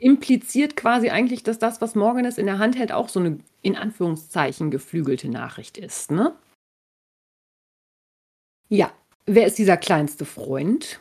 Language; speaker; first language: German; native; German